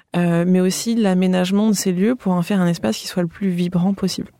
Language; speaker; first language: French; native; French